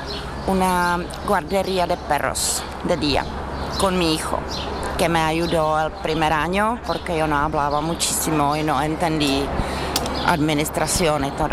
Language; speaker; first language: Spanish; non-native, fluent; Czech